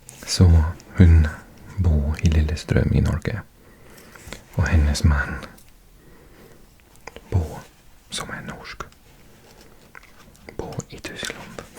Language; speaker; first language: Norwegian; non-native, learner; English